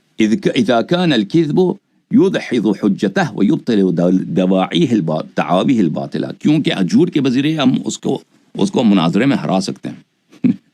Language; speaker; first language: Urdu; non-native, fluent; Persian